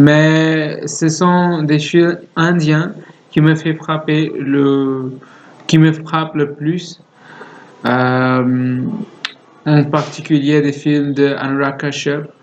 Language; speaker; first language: French; non-native, learner; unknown